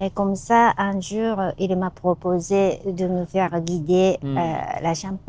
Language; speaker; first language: French; non-native, learner; Japanese